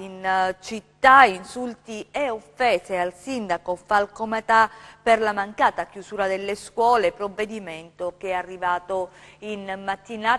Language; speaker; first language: Italian; native; Italian